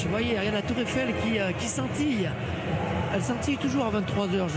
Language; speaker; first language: French; native; French